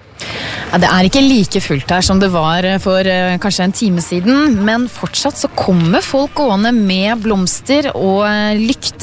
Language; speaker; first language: Norwegian; native; Norwegian